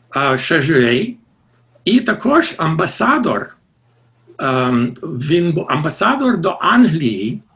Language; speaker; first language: Ukrainian; early bilingual, heritage; Ukrainian